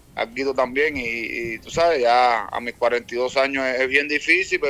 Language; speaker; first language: Spanish; native; Spanish